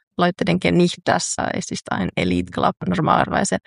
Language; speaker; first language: German; non-native, learner; Finnish